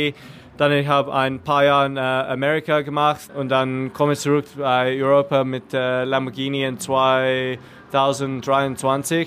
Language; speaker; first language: German; non-native, learner; English